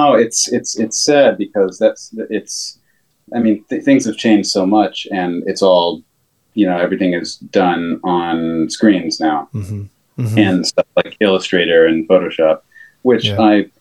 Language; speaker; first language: English; native; English